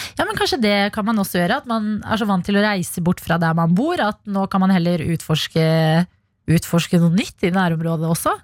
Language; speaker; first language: Norwegian; early bilingual, other home language; Albanian